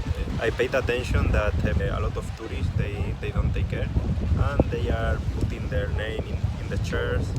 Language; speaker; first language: English; non-native, fluent; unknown